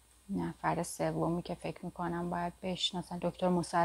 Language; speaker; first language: Persian; native; Persian